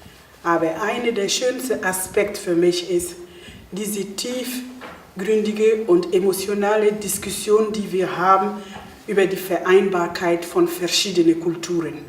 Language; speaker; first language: German; non-native, fluent; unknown